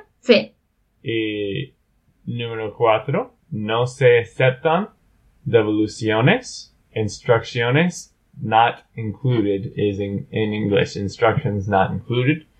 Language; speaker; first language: Spanish; non-native, learner; English